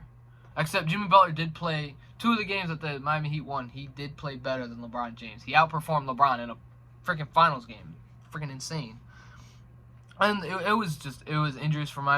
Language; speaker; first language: English; native; English